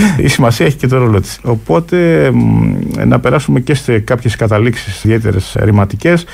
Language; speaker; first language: Greek; native; Greek